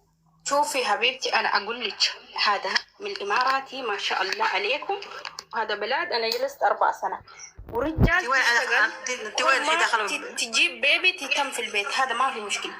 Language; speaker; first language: Arabic; non-native, learner; Oromo